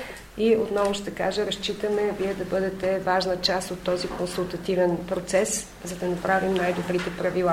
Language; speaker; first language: Bulgarian; native; Bulgarian